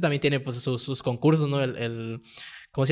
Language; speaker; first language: Spanish; native; Spanish